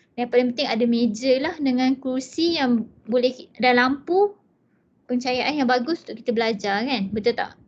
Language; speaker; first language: Malay; non-native, local second language; Chinese